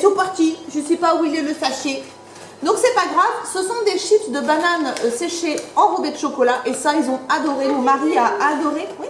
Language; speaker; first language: French; native; French